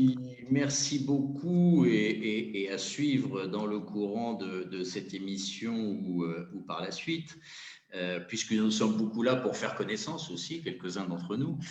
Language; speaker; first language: French; native; French